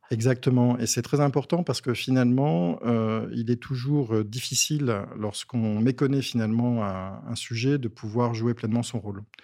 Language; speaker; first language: French; native; French